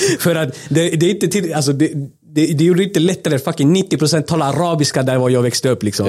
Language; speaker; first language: Swedish; early bilingual, other home language; Spanish